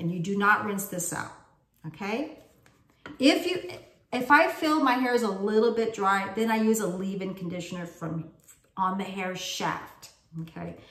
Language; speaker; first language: English; native; English